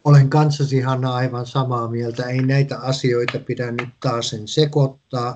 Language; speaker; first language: Finnish; native; Finnish